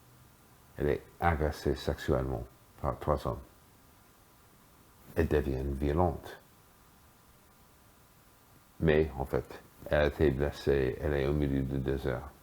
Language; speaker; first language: French; non-native, fluent; English